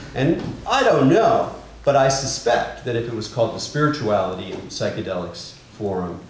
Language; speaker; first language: English; native; English